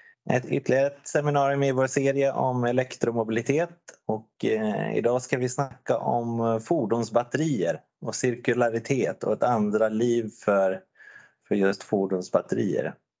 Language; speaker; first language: Swedish; native; Swedish